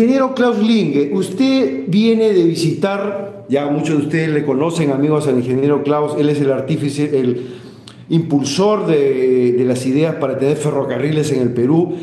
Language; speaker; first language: Spanish; native; Spanish